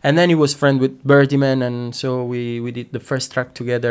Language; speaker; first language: English; non-native, fluent; Italian